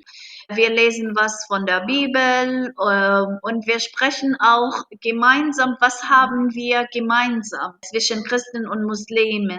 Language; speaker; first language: German; non-native, fluent; Arabic